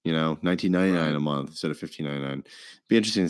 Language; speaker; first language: English; native; English